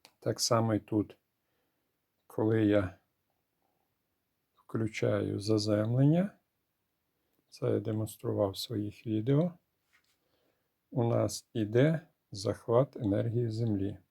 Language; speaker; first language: Ukrainian; native; Ukrainian